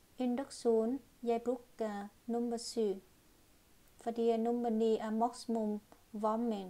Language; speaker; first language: Norwegian; non-native, learner; Vietnamese